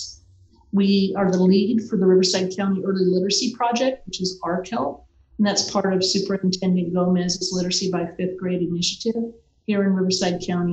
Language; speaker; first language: English; native; English